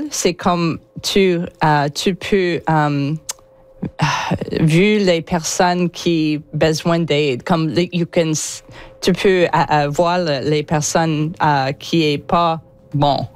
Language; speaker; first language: French; non-native, learner; English